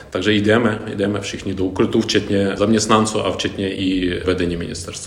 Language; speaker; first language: Czech; non-native, fluent; Ukrainian